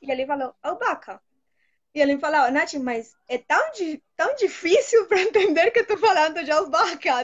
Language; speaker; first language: Portuguese; non-native, fluent; Spanish